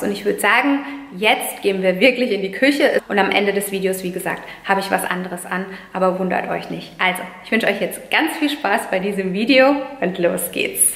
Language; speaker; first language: German; native; German